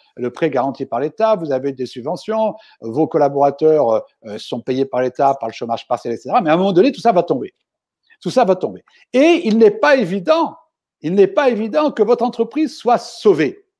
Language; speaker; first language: French; native; French